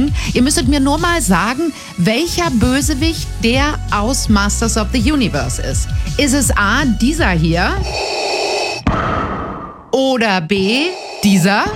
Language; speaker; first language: German; native; German